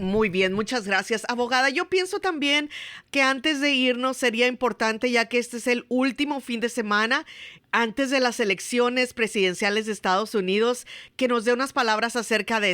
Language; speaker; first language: Spanish; native; Spanish